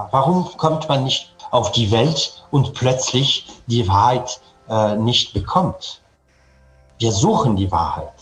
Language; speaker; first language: German; non-native, fluent; French